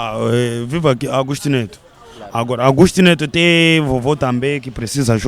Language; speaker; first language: Portuguese; non-native, learner; Kinyarwanda